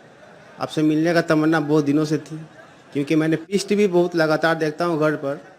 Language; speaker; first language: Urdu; non-native, local second language; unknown